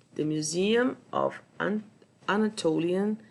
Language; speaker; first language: English; non-native, fluent; Portuguese